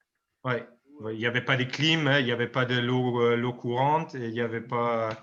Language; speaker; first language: French; non-native, fluent; German